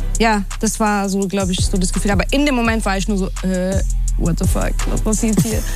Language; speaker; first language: German; early bilingual, other home language; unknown